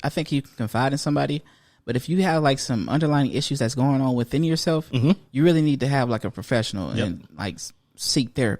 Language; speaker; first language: English; native; English